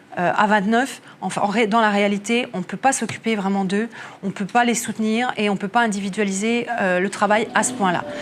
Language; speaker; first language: French; native; French